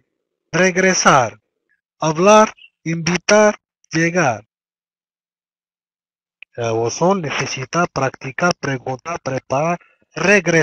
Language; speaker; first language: Spanish; non-native, fluent; Arabic